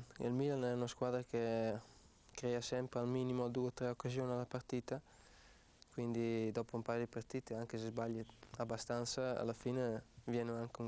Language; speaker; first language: Italian; non-native, fluent; Dutch